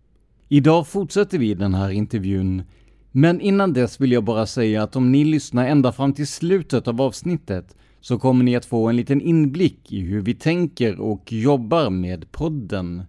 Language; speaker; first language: Swedish; native; Swedish